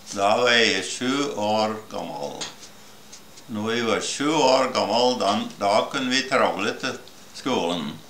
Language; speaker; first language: Norwegian; early bilingual, heritage; Norwegian